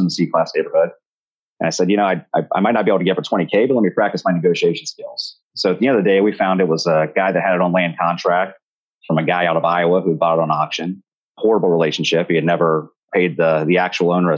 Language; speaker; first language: English; native; English